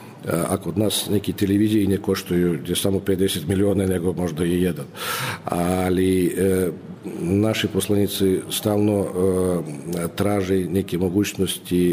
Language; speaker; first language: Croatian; non-native, fluent; Russian